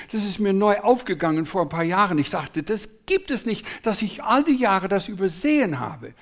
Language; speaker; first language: German; non-native, fluent; English